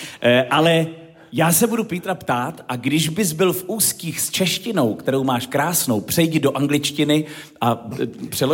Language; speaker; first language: Czech; native; Czech